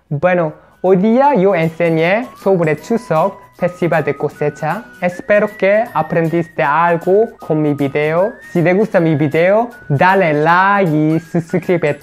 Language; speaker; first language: Spanish; non-native, learner; Korean